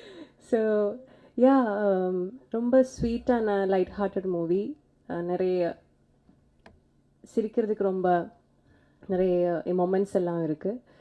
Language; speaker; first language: Tamil; non-native, learner; Malayalam